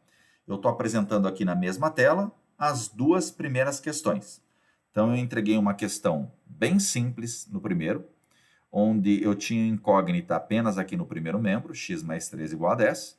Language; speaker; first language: Portuguese; native; Portuguese